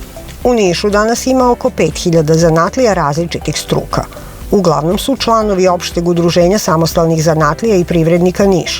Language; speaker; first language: Serbian; native; Serbian